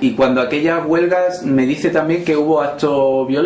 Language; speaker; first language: Spanish; native; Spanish